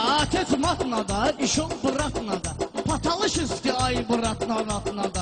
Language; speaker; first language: Russian; non-native, learner; Azerbaijani